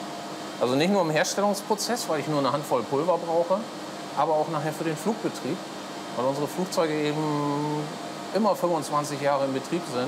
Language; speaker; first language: German; native; German